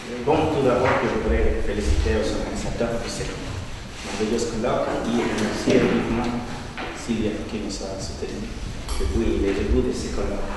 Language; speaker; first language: French; non-native, fluent; Spanish